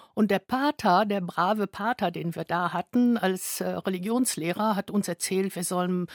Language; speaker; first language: German; non-native, fluent; French